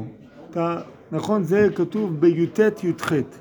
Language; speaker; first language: Hebrew; non-native, fluent; English